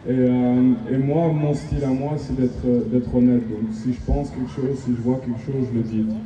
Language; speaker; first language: French; native; French